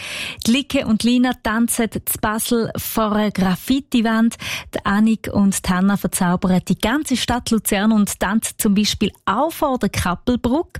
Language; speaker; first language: German; native; German